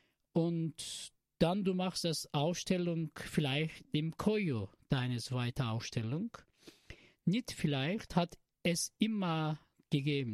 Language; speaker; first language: German; non-native, learner; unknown